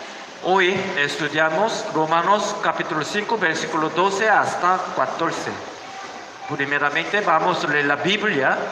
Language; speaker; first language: Spanish; non-native, learner; Korean